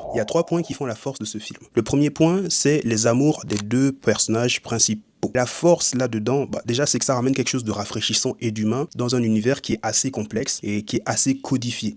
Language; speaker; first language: French; native; French